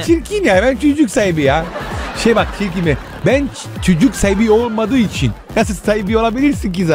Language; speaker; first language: Turkish; non-native, fluent; Italian